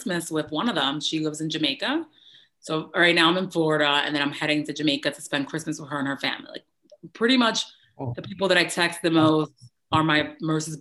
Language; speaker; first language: English; native; English